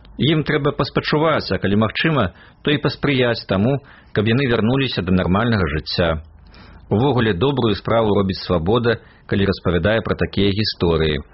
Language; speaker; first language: Belarusian; native; Belarusian